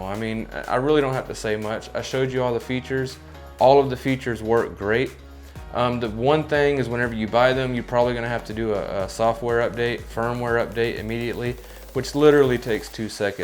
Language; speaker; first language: English; native; English